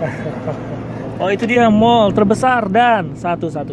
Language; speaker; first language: Indonesian; native; Indonesian